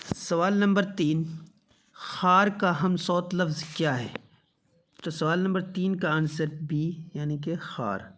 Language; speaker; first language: Urdu; native; Urdu